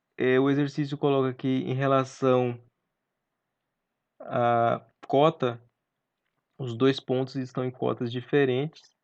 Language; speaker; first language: Portuguese; native; Portuguese